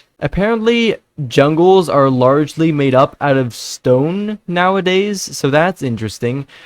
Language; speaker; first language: English; non-native, fluent; Dutch